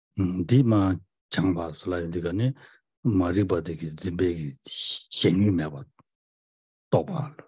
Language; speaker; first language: French; non-native, learner; Tibetan